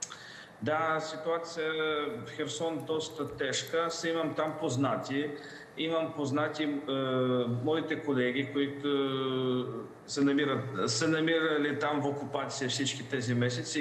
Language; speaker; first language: Bulgarian; non-native, fluent; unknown